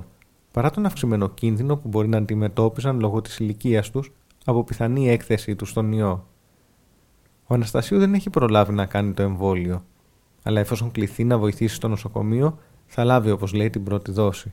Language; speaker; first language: Greek; native; Greek